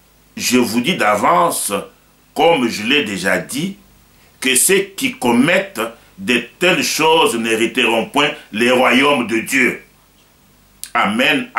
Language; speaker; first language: French; non-native, local second language; Lingala